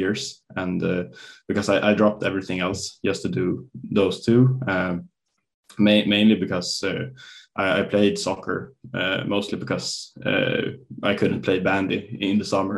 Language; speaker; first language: English; non-native, fluent; Swedish